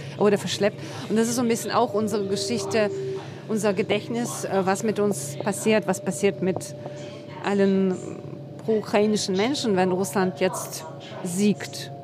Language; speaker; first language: German; non-native, fluent; Ukrainian